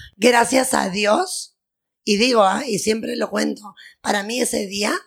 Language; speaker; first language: Spanish; native; Spanish